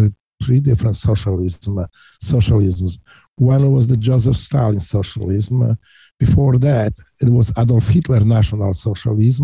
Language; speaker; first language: English; non-native, fluent; Polish